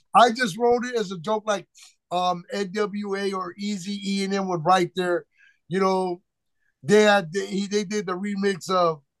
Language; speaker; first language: English; native; English